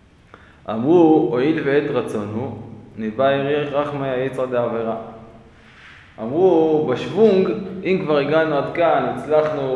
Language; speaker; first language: Hebrew; native; Hebrew